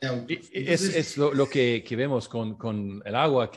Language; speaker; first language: Spanish; non-native, fluent; French